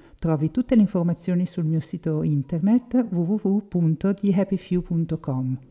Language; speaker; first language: Italian; native; Italian